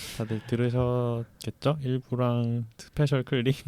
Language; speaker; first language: Korean; native; Korean